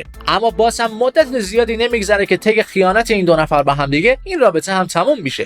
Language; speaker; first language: Persian; native; Persian